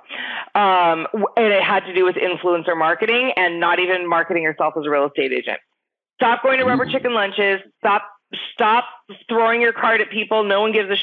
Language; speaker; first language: English; native; English